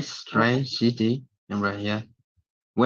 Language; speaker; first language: English; non-native, learner; Vietnamese